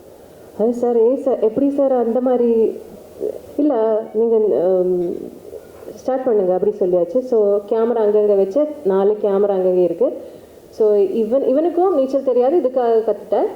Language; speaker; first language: Tamil; non-native, learner; Malayalam